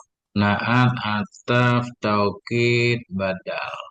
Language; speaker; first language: Arabic; non-native, fluent; Indonesian